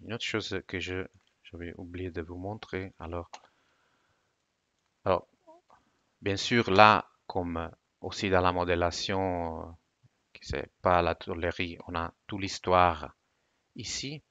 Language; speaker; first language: French; non-native, fluent; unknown